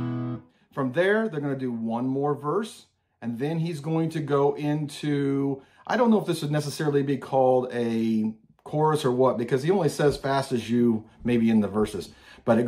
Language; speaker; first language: English; native; English